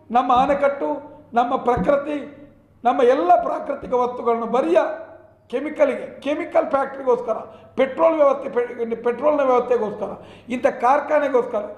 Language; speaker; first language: Kannada; non-native, local second language; Tulu